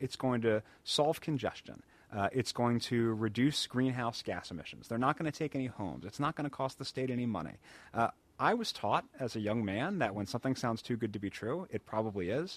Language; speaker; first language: English; native; English